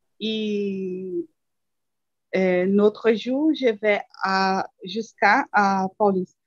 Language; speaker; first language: French; non-native, learner; Portuguese